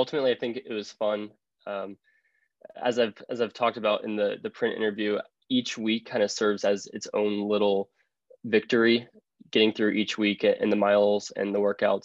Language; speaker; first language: English; native; English